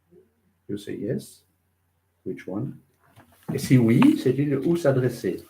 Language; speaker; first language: French; native; French